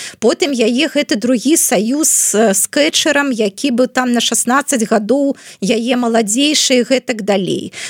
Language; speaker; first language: Belarusian; non-native, local second language; Russian